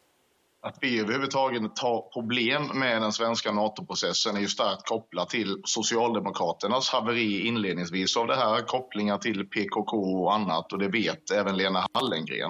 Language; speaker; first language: Swedish; native; Swedish